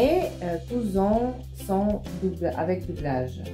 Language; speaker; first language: French; non-native, fluent; Russian